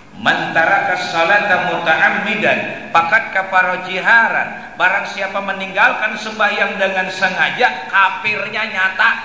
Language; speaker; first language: Indonesian; non-native, local second language; Banjar